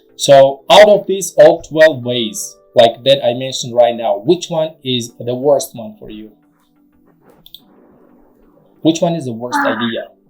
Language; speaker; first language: English; non-native, fluent; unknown